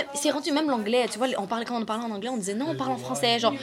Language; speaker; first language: French; native; French